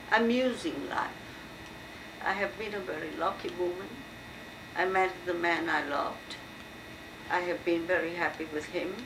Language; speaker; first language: English; non-native, fluent; French